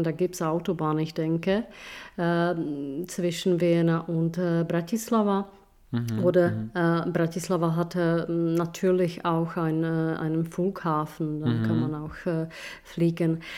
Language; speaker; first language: German; non-native, fluent; Czech